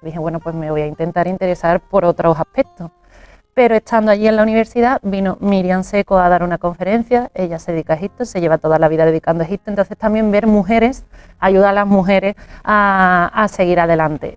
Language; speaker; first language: Spanish; native; Spanish